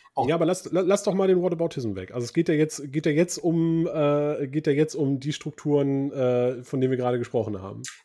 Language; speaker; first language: German; early bilingual, other home language; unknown